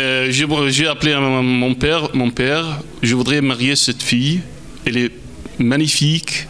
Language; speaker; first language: French; non-native, fluent; Arabic